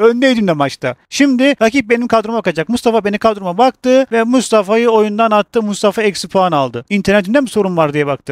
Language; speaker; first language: Turkish; native; Turkish